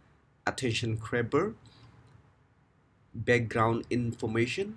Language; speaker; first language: English; non-native, fluent; Khmer